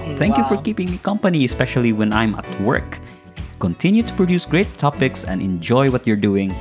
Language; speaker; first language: English; non-native, local second language; Cebuano